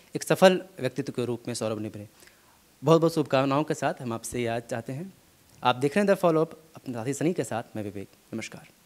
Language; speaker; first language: Hindi; native; Hindi